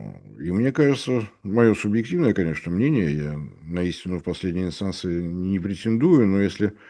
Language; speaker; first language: Russian; native; Russian